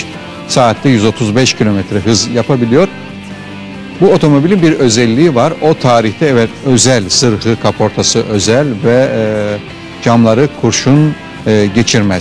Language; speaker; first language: Turkish; native; Turkish